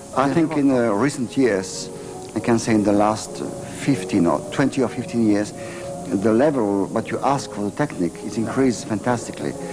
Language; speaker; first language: English; non-native, fluent; French